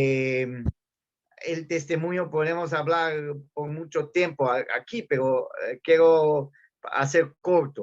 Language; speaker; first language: Spanish; non-native, learner; Portuguese